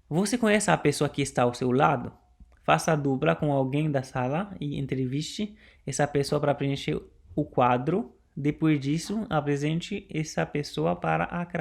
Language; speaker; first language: Portuguese; non-native, local second language; Haitian Creole